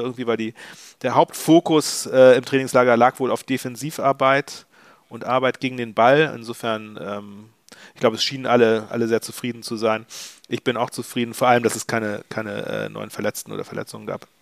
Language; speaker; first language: German; native; German